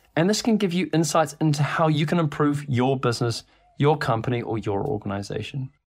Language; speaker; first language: English; native; English